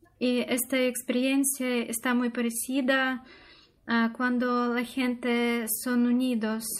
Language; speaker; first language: Spanish; non-native, learner; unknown